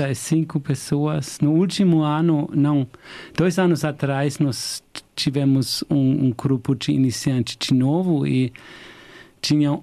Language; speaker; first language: Portuguese; non-native, fluent; German